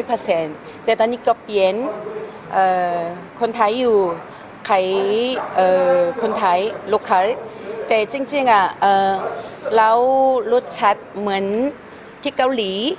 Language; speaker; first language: Thai; non-native, learner; Korean